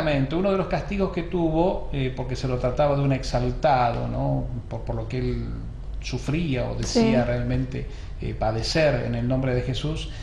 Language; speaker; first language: Spanish; native; Spanish